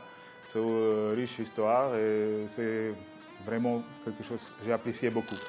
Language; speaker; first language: French; non-native, learner; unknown